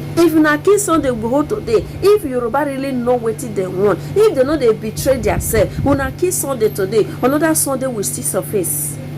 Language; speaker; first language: Nigerian Pidgin; native; Nigerian Pidgin